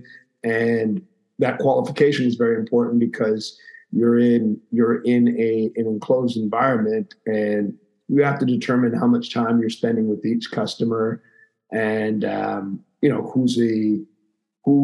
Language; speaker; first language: English; native; English